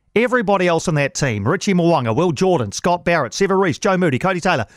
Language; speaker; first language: English; native; English